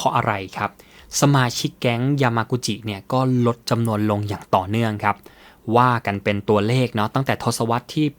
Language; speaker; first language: Thai; native; Thai